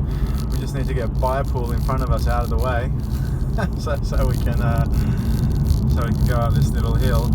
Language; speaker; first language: English; native; English